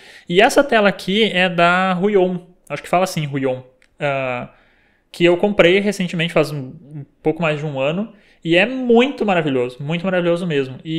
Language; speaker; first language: Portuguese; native; Portuguese